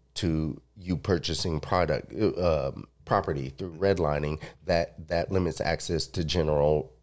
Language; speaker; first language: English; early bilingual, other home language; Spanish